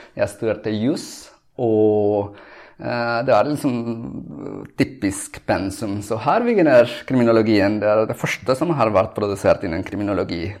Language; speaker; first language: Norwegian; non-native, fluent; Spanish